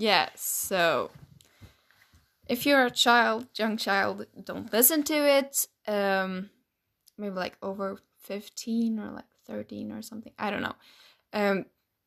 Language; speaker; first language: English; non-native, fluent; Swedish